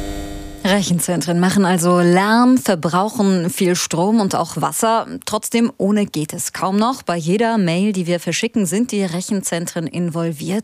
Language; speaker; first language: German; native; German